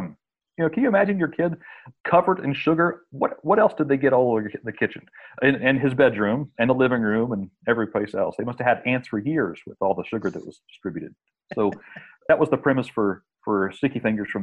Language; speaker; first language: English; native; English